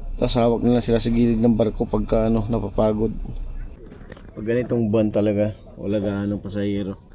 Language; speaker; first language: Filipino; non-native, local second language; Cebuano